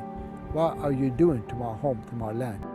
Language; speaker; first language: English; native; English